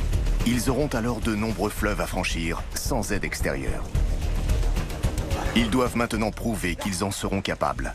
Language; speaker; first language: French; native; French